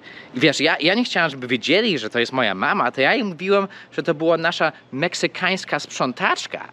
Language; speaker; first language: Polish; early bilingual, heritage; Polish